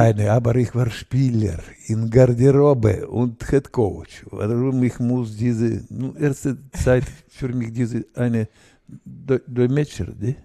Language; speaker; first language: German; non-native, learner; Russian